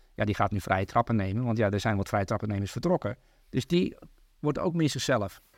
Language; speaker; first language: Dutch; early bilingual, other home language; Turkish